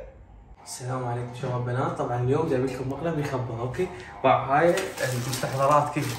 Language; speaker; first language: Arabic; native; Arabic